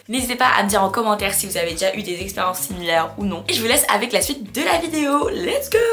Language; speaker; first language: French; non-native, fluent; Khmer